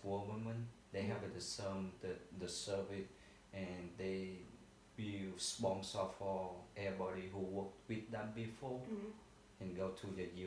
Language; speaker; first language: English; non-native, learner; Vietnamese